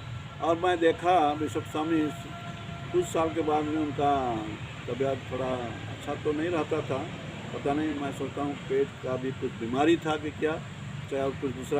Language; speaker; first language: Hindi; non-native, local second language; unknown